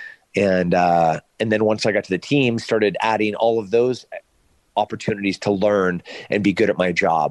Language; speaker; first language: English; native; English